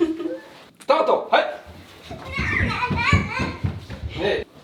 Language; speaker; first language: French; native; French